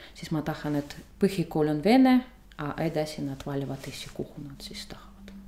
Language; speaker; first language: Estonian; non-native, learner; Russian